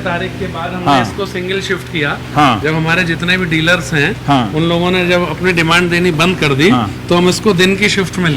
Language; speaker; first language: Hindi; native; Hindi